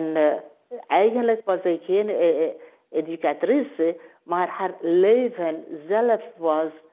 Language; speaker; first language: Dutch; non-native, learner; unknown